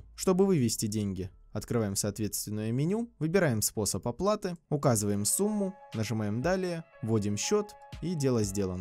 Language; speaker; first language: Russian; native; Russian